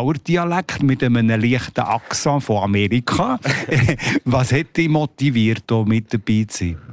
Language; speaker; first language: German; native; German